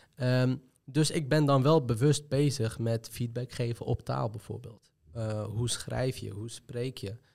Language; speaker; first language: Dutch; early bilingual, other home language; Arabic